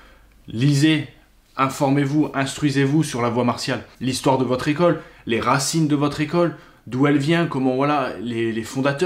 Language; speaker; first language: French; native; French